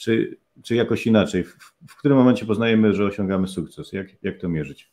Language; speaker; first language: Polish; native; Polish